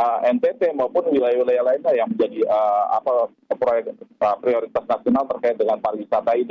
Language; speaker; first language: Indonesian; native; Indonesian